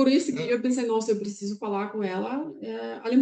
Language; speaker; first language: Portuguese; non-native, fluent; Russian